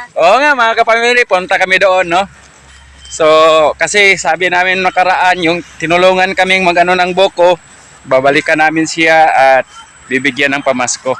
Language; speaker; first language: Filipino; non-native, local second language; Cebuano